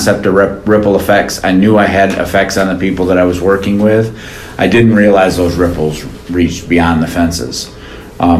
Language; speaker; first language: English; native; English